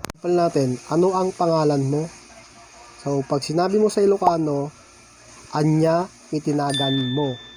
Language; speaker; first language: Filipino; non-native, local second language; Iloko